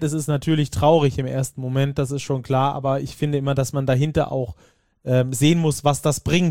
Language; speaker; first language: German; native; German